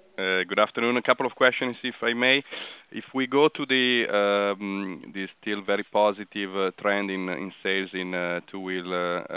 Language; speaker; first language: English; non-native, fluent; Italian